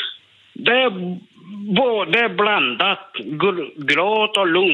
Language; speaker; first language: Swedish; non-native, learner; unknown